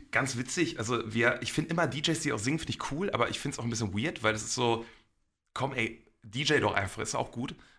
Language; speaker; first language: German; early bilingual, other home language; Polish